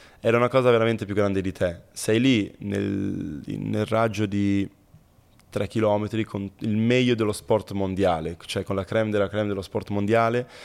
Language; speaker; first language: Italian; native; Italian